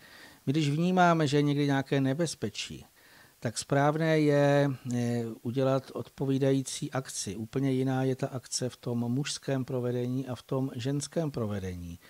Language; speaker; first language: Czech; native; Czech